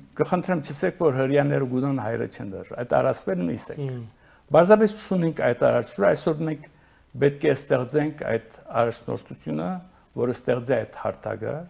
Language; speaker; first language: Armenian; early bilingual, heritage; Armenian